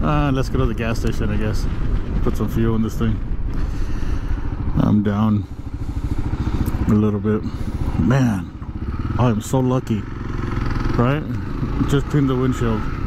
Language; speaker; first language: English; early bilingual, other home language; Spanish